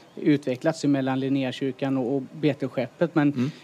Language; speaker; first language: Swedish; native; Swedish